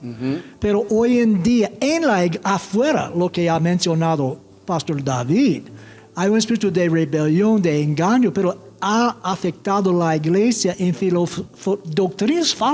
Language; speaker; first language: Spanish; non-native, fluent; English